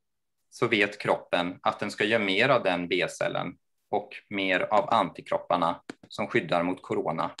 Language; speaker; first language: Swedish; native; Swedish